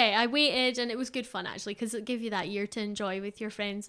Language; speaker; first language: English; native; English